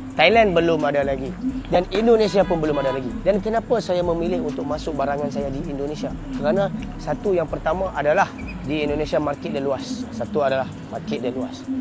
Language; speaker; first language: Malay; native; Malay